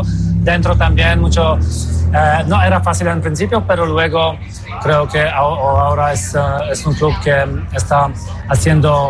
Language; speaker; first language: Spanish; non-native, fluent; Polish